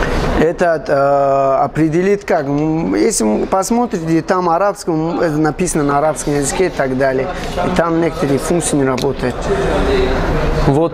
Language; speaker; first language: Russian; non-native, fluent; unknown